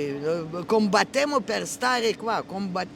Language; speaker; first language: Italian; non-native, learner; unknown